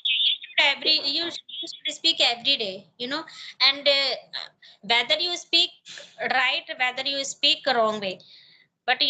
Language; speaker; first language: English; non-native, learner; Hindi